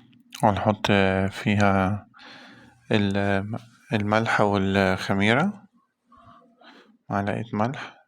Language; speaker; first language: Arabic; native; Arabic